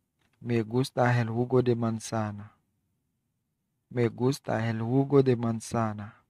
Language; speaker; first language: Spanish; non-native, learner; Haitian Creole